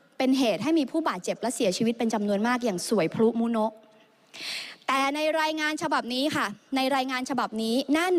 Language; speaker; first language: Thai; native; Thai